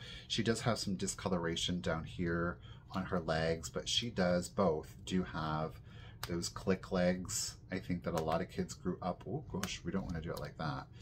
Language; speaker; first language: English; native; English